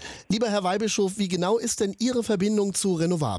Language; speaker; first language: German; native; German